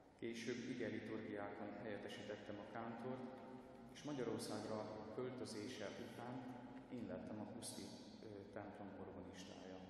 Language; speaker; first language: Hungarian; non-native, fluent; Ukrainian